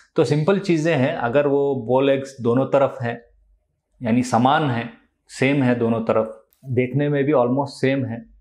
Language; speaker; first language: Hindi; non-native, local second language; Telugu